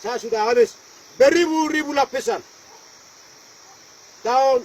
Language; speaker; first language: Indonesian; non-native, local second language; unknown